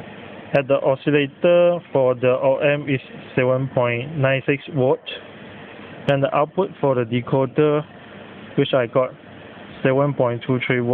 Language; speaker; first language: English; non-native, local second language; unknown